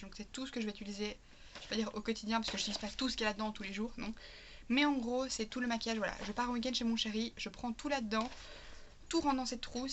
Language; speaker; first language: French; native; French